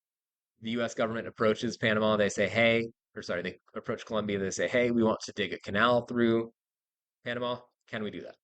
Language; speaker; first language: English; native; English